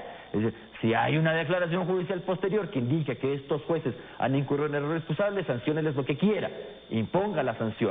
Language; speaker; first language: Spanish; native; Spanish